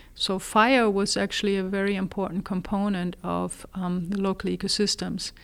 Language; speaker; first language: English; non-native, fluent; German